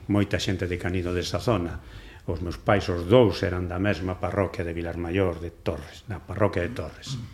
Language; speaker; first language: Galician; non-native, local second language; Spanish